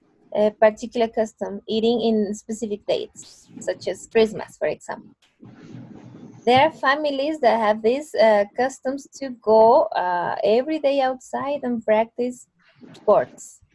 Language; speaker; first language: English; non-native, fluent; Spanish